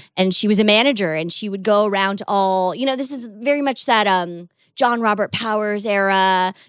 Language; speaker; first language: English; native; English